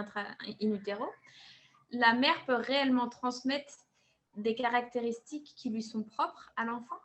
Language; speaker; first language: French; native; French